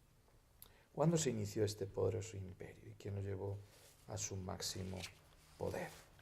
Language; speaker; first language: Spanish; native; Spanish